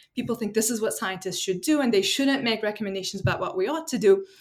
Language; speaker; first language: English; non-native, fluent; Turkish